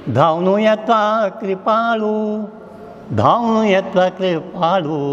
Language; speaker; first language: Kannada; non-native, local second language; Konkani